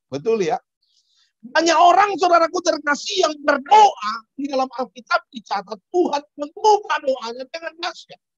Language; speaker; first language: Indonesian; native; Indonesian